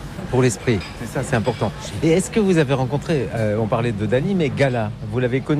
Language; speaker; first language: French; native; French